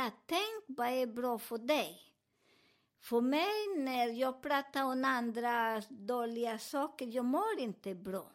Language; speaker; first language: Swedish; non-native, learner; Spanish